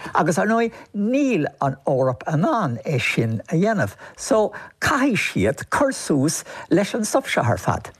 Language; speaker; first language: Irish; native; Irish